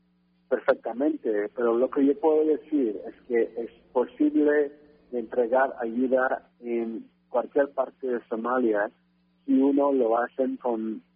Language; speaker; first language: Spanish; non-native, fluent; French